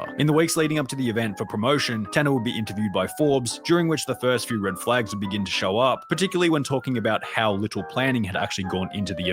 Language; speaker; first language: English; native; English